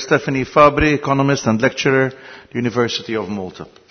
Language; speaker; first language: English; non-native, fluent; Maltese